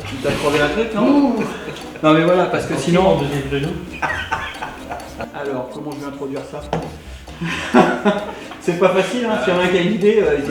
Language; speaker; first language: French; native; French